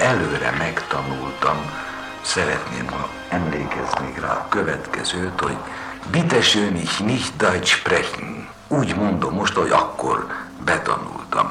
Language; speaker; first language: Hungarian; native; Hungarian